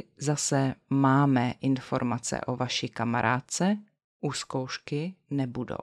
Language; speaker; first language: Czech; native; Czech